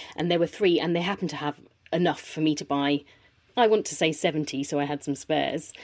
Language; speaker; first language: English; native; English